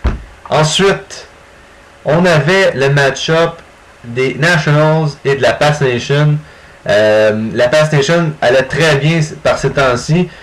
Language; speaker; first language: French; native; French